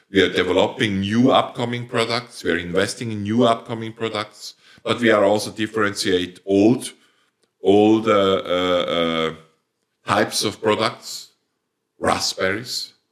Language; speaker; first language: English; non-native, fluent; German